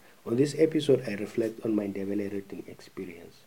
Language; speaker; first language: English; non-native, local second language; North Ndebele